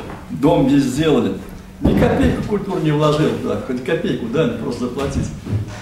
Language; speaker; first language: Russian; native; Russian